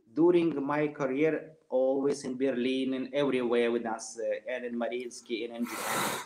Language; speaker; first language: English; non-native, fluent; Russian